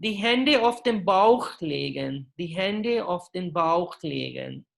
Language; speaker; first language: German; non-native, fluent; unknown